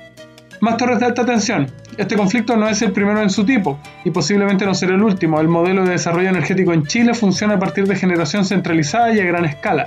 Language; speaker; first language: Spanish; native; Spanish